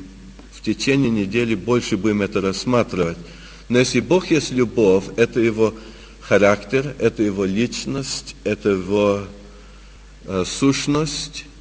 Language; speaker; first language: Russian; early bilingual, heritage; Russian